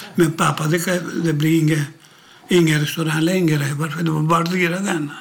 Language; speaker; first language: Swedish; non-native, learner; Greek